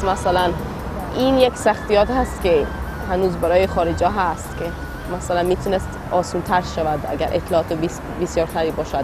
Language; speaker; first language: Persian; non-native, learner; Swedish